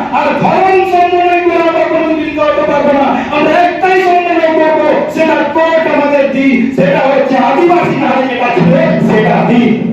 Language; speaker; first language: Bangla; non-native, local second language; Santali